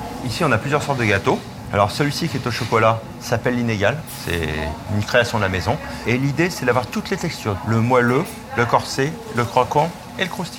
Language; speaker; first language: French; native; French